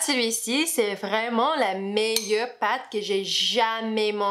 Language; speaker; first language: French; non-native, learner; English